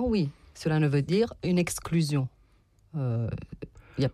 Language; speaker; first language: French; non-native, fluent; Serbian